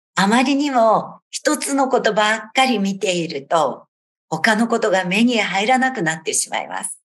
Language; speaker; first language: Japanese; native; Japanese